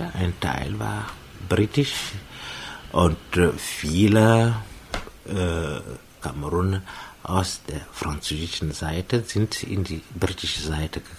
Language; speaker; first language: German; non-native, fluent; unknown